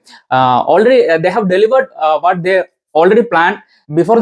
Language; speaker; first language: Tamil; non-native, learner; Malayalam